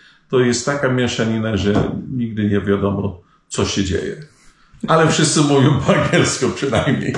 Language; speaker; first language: Polish; early bilingual, heritage; Polish